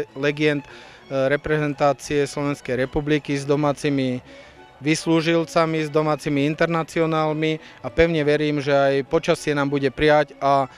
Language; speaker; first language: Slovak; native; Slovak